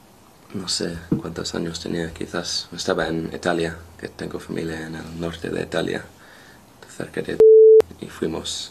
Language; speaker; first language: Spanish; non-native, fluent; English